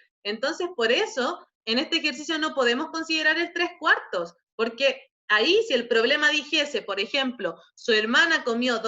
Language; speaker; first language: Spanish; native; Spanish